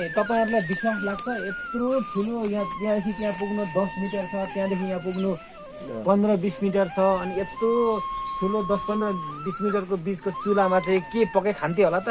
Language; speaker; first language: Nepali; non-native, local second language; Limbu